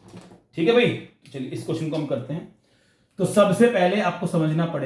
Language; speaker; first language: Hindi; native; Hindi